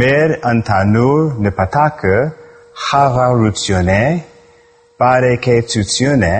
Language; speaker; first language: Armenian; non-native, learner; English